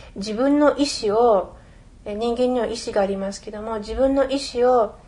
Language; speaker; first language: Japanese; early bilingual, other home language; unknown